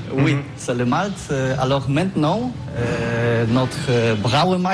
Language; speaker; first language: French; non-native, learner; Polish